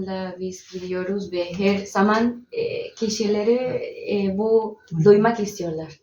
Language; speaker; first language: Turkish; non-native, learner; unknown